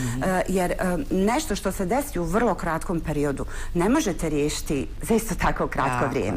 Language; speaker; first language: Bosnian; native; Bosnian